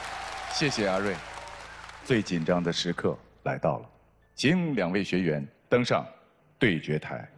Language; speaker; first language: Chinese; native; Chinese